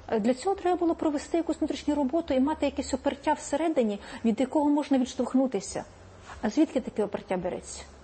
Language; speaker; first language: Ukrainian; native; Ukrainian